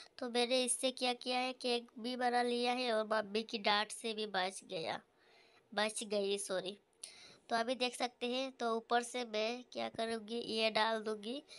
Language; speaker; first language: Hindi; native; Hindi